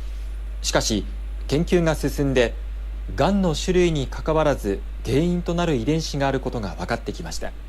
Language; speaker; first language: Japanese; native; Japanese